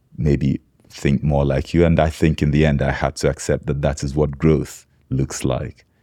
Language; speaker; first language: English; non-native, local second language; Igbo